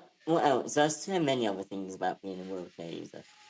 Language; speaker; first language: English; native; English